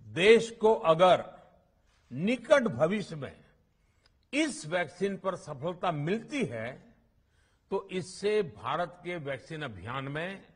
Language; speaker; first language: Hindi; non-native, local second language; Gujarati